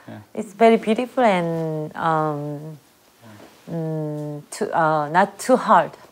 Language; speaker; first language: English; non-native, learner; Korean